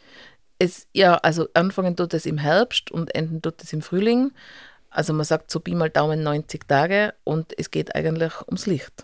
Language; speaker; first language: German; native; German